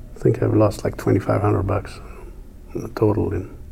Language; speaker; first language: English; non-native, fluent; Swedish